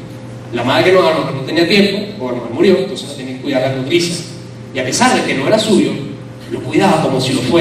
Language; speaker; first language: Spanish; native; Spanish